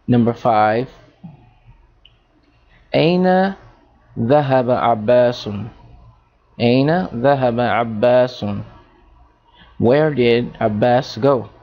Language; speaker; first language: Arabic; non-native, fluent; English